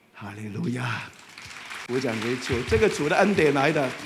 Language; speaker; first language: Chinese; non-native, fluent; Cantonese